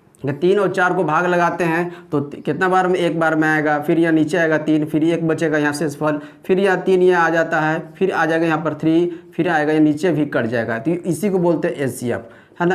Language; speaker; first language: Hindi; native; Hindi